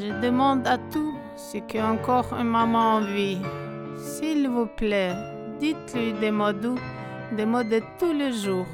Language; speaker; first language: French; non-native, learner; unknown